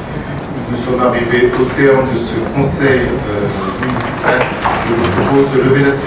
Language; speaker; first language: French; native; French